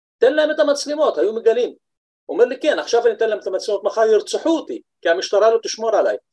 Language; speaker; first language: Hebrew; non-native, local second language; Arabic